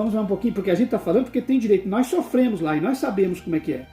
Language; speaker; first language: Portuguese; native; Portuguese